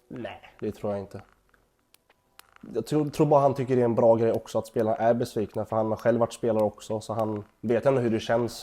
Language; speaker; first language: Swedish; native; Swedish